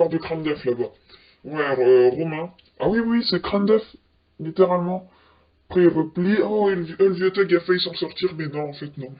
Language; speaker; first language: French; native; French